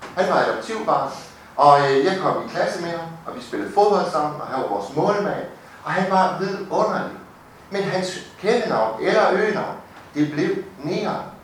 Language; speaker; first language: Danish; native; Danish